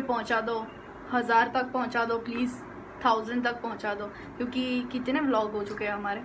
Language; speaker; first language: Hindi; non-native, local second language; Gujarati